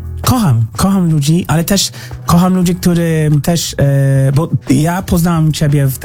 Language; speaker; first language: Polish; non-native, learner; English